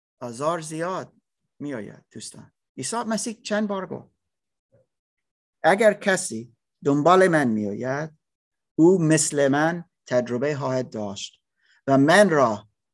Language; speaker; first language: Persian; non-native, learner; English